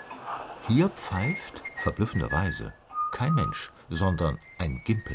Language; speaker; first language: German; native; German